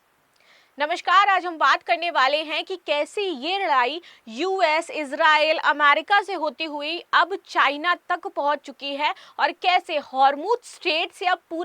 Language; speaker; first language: Hindi; native; Hindi